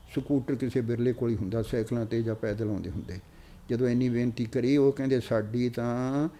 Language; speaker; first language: Punjabi; native; Punjabi